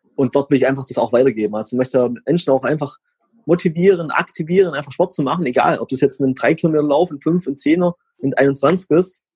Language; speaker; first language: German; native; German